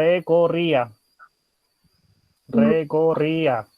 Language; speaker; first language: Spanish; native; Spanish